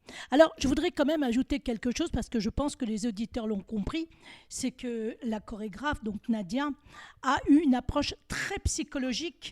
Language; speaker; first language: French; native; French